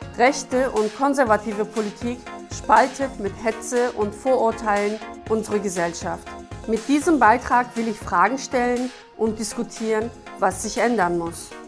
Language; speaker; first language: German; early bilingual, other home language; Kurdish